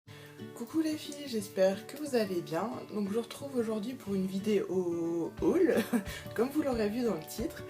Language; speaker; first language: French; native; French